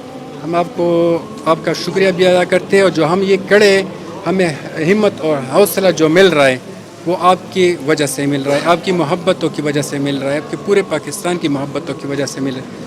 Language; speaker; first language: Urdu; non-native, local second language; Pashto